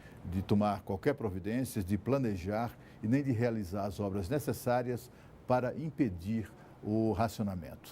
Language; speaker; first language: Portuguese; native; Portuguese